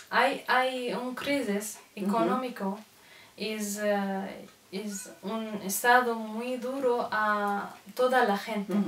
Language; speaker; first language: Spanish; non-native, learner; Arabic